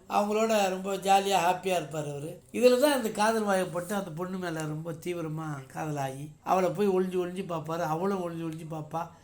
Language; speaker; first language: Tamil; native; Tamil